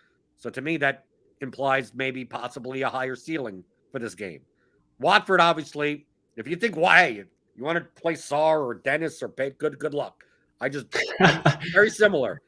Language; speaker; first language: English; native; English